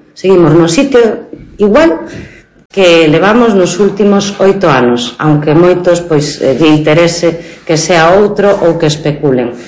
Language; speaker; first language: Galician; native; Galician